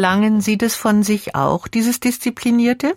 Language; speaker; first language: German; native; German